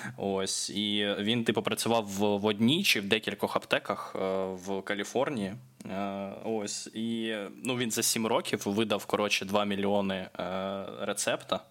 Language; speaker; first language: Ukrainian; non-native, local second language; Russian